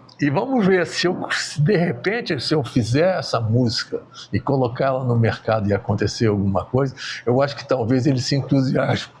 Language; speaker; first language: Portuguese; native; Portuguese